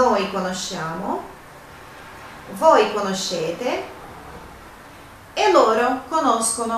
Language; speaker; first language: Italian; non-native, fluent; Portuguese